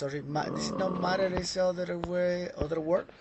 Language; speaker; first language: English; non-native, learner; Spanish